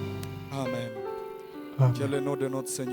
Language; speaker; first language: French; non-native, local second language; Swahili